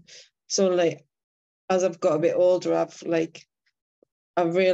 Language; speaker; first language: English; native; English